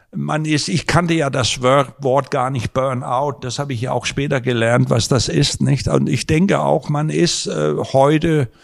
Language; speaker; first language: German; non-native, fluent; Danish